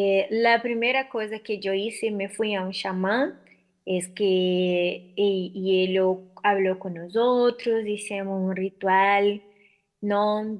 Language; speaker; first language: Spanish; non-native, learner; Portuguese